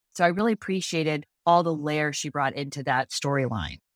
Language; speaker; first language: English; native; English